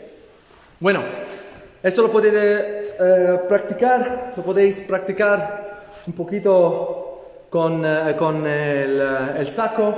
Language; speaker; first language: Spanish; non-native, fluent; Italian